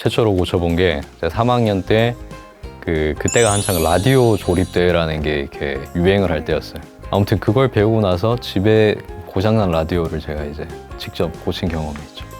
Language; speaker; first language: Korean; native; Korean